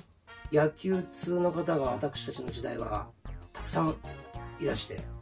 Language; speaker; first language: Japanese; native; Japanese